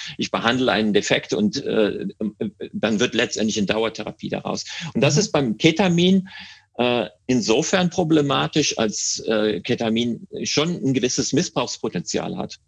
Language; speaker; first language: German; native; German